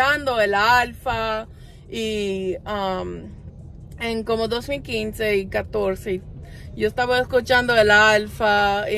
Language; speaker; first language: Spanish; non-native, fluent; English